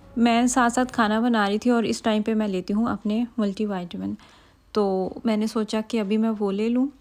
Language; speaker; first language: Urdu; native; Urdu